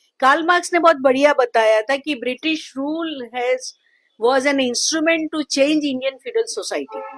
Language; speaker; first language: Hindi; non-native, local second language; Gujarati